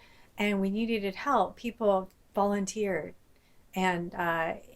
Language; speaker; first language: English; native; English